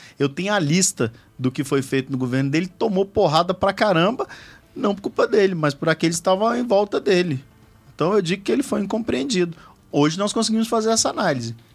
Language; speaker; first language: Portuguese; native; Portuguese